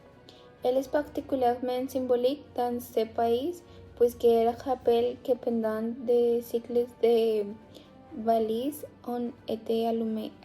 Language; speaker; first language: French; non-native, learner; Spanish